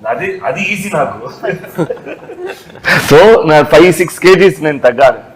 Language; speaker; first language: Telugu; non-native, learner; Tamil